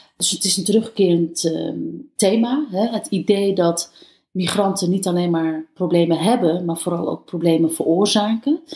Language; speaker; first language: Dutch; early bilingual, other home language; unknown